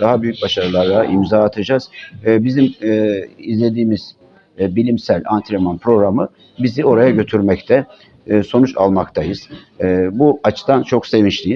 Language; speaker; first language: Turkish; native; Turkish